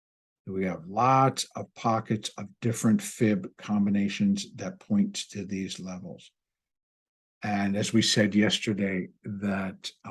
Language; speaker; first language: English; native; English